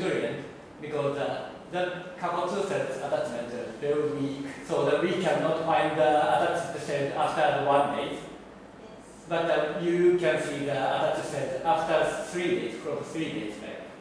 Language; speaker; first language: English; non-native, learner; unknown